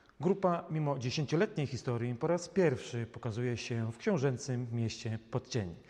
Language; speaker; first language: Polish; native; Polish